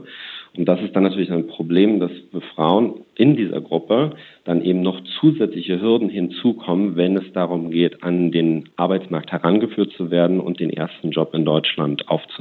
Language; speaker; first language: German; native; German